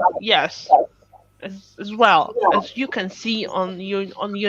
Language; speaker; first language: English; non-native, fluent; Russian